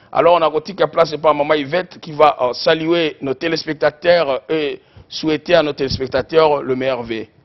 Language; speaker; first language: French; non-native, local second language; Lingala